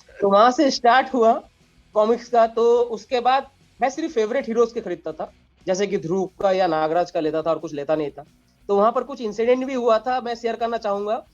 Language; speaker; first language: Hindi; non-native, local second language; Bangla